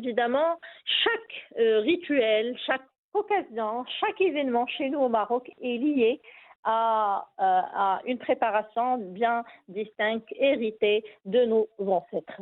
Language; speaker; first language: French; non-native, local second language; Arabic